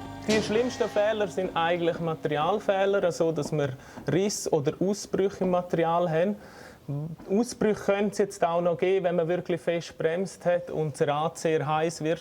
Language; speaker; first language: German; native; German